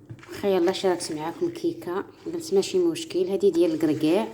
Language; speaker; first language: Arabic; native; Arabic